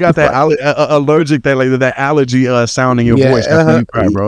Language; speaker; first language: English; native; English